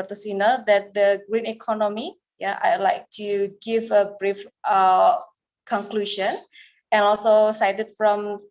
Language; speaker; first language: English; non-native, fluent; Indonesian